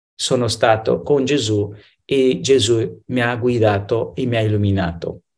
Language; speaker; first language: Italian; non-native, fluent; Spanish